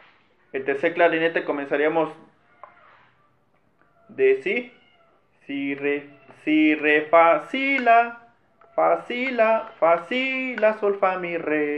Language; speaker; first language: Spanish; native; Spanish